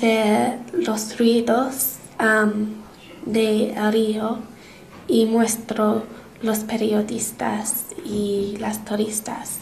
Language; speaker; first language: Spanish; non-native, learner; English